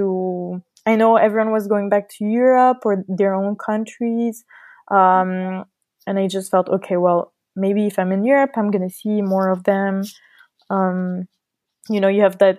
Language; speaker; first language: English; non-native, fluent; French